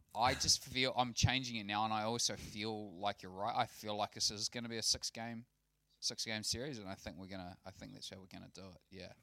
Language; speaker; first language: English; native; English